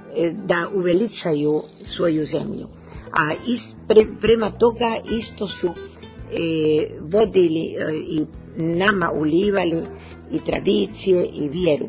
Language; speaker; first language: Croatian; early bilingual, heritage; Serbian